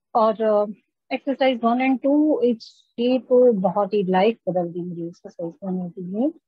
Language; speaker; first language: Hindi; native; Hindi